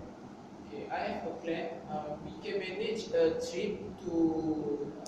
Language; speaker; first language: English; non-native, learner; Malay